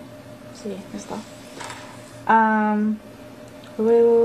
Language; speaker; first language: Spanish; non-native, learner; English